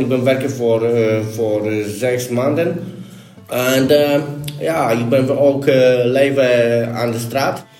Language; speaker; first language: Dutch; non-native, learner; Polish